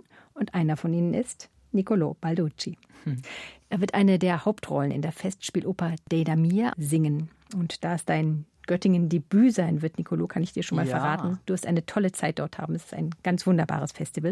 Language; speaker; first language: German; native; German